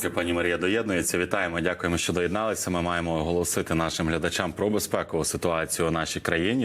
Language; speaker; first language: Ukrainian; native; Ukrainian